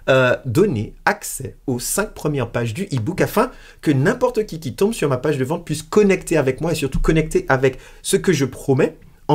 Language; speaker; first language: French; native; French